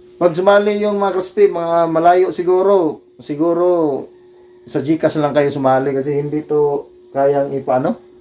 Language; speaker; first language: Filipino; non-native, local second language; Cebuano